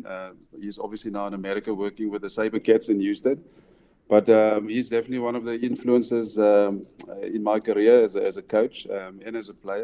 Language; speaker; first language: English; non-native, local second language; Afrikaans